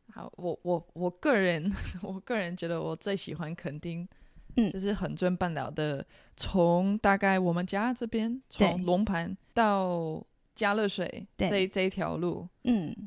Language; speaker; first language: Chinese; non-native, fluent; Dutch